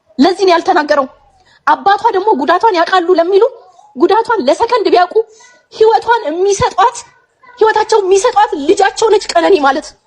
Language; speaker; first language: Amharic; non-native, local second language; Oromo